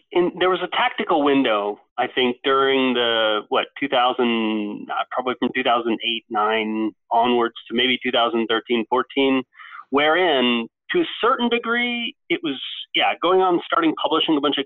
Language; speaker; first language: English; native; English